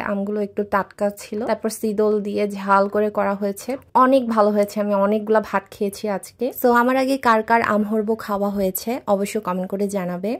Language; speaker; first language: Bangla; non-native, local second language; Chakma